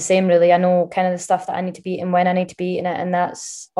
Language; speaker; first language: English; native; English